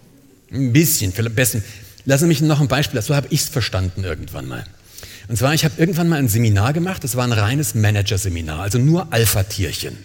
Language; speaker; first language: German; native; German